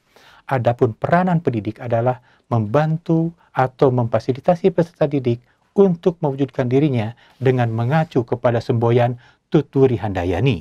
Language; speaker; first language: Indonesian; native; Indonesian